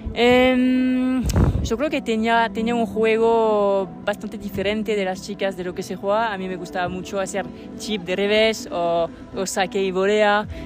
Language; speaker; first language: Spanish; non-native, fluent; French